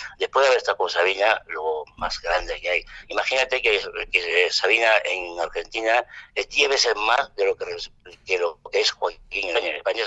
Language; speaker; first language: Spanish; non-native, fluent; French